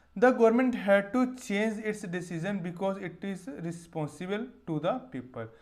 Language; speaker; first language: English; non-native, local second language; Punjabi